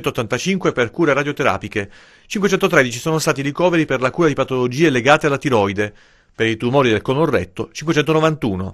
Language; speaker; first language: Italian; native; Italian